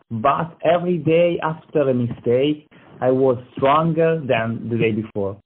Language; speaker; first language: English; non-native, learner; Italian